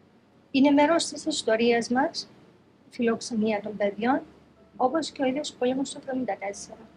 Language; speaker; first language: Greek; native; Greek